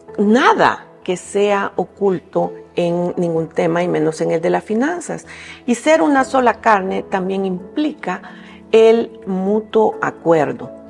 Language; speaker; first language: Spanish; native; Spanish